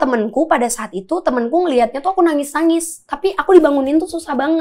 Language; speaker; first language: Indonesian; native; Indonesian